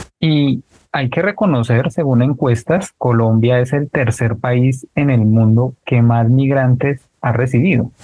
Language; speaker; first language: Spanish; native; Spanish